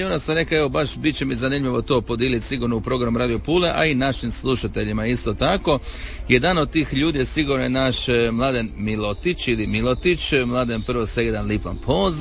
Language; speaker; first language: Serbian; native; Serbian